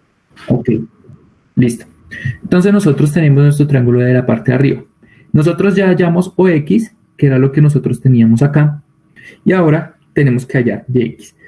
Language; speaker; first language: Spanish; native; Spanish